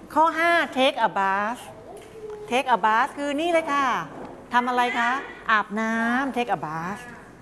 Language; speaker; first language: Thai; native; Thai